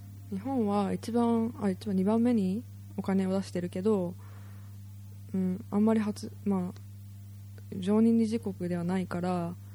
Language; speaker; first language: Japanese; early bilingual, heritage; Japanese